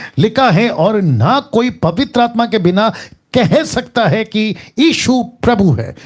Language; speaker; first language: Hindi; native; Hindi